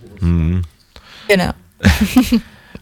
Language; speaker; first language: German; non-native, learner; Greek